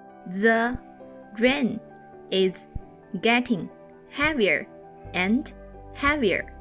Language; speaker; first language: English; non-native, fluent; Chinese